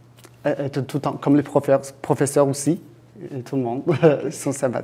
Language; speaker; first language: French; non-native, fluent; Chinese